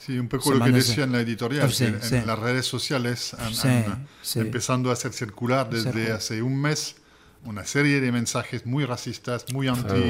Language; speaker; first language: Spanish; native; Spanish